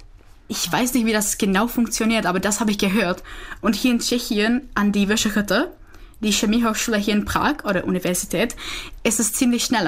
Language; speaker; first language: German; non-native, fluent; Czech